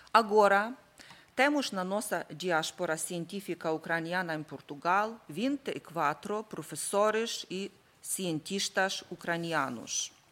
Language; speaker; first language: Portuguese; non-native, learner; Ukrainian